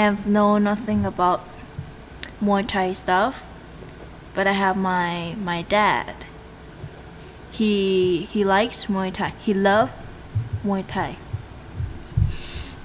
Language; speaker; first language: English; non-native, learner; Thai